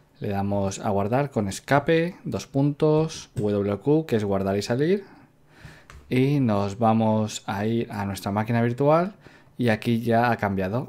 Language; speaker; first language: Spanish; native; Spanish